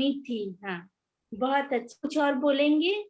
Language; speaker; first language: Hindi; native; Hindi